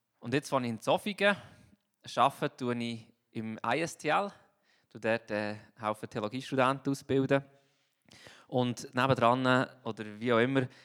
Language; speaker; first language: German; native; German